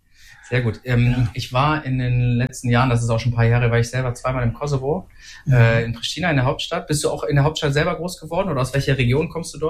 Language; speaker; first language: German; native; German